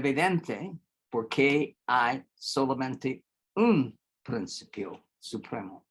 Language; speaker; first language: Spanish; non-native, fluent; English